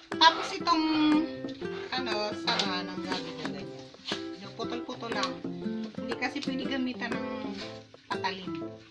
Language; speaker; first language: Filipino; non-native, local second language; Waray